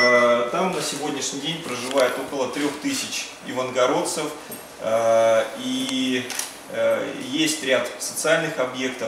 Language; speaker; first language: Russian; native; Russian